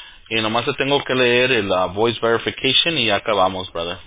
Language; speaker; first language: Spanish; early bilingual, heritage; Spanish